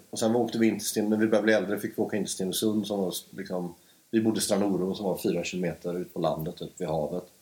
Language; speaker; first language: Swedish; native; Swedish